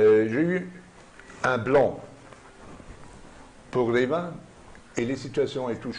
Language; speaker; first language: French; non-native, learner; German